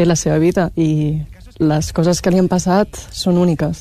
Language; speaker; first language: Catalan; native; Catalan